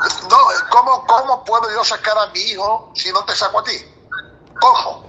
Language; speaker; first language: Spanish; native; Spanish